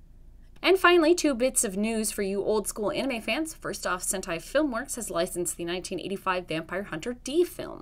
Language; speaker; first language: English; native; English